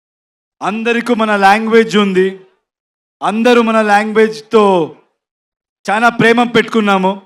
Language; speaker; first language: Telugu; non-native, learner; Kannada